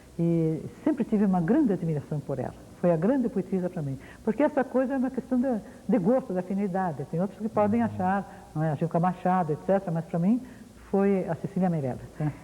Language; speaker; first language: Portuguese; early bilingual, other home language; Ukrainian